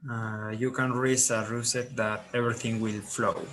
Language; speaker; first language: English; non-native, learner; Spanish